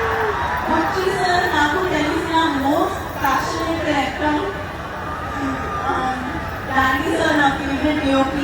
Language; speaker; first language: Telugu; non-native, learner; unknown